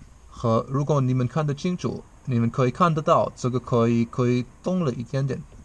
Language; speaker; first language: Chinese; non-native, learner; German